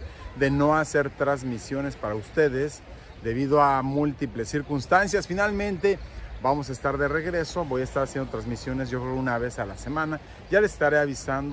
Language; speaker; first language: Spanish; native; Spanish